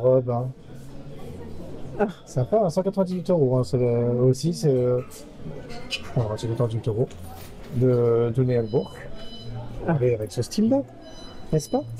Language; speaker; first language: French; native; French